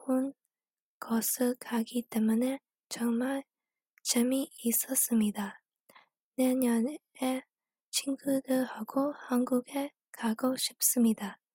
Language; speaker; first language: Korean; non-native, learner; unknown